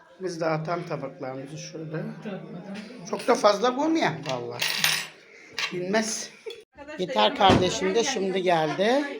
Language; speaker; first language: Turkish; native; Turkish